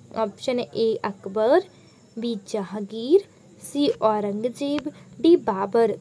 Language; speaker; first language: Hindi; native; Hindi